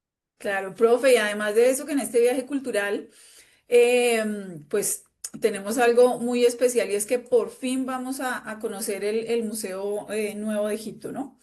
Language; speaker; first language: Spanish; native; Spanish